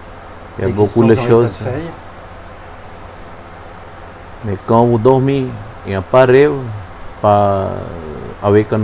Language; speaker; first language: French; non-native, learner; Hindi